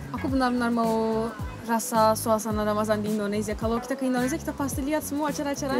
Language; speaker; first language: Indonesian; non-native, fluent; Turkish